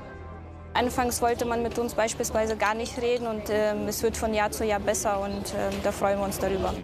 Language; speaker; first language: German; native; German